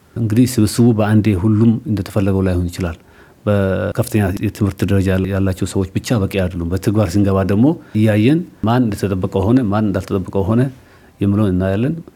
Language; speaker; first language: Amharic; non-native, local second language; Somali